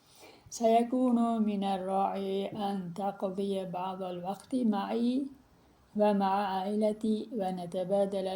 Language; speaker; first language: Arabic; non-native, fluent; Uzbek